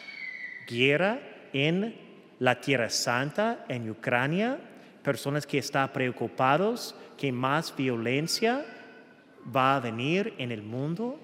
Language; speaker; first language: Spanish; non-native, fluent; English